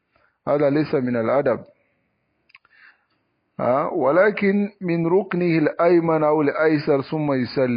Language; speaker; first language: Arabic; non-native, fluent; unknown